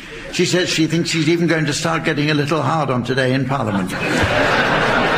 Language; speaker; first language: English; native; English